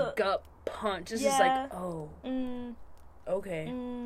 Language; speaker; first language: English; native; English